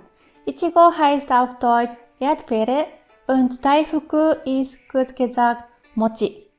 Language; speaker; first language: German; non-native, fluent; Japanese